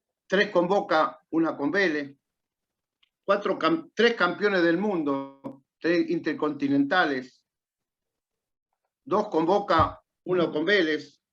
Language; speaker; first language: Spanish; native; Spanish